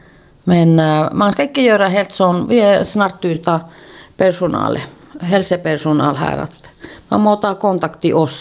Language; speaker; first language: Swedish; non-native, local second language; Finnish